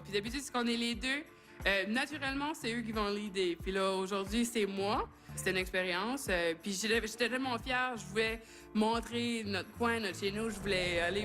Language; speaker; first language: French; native; French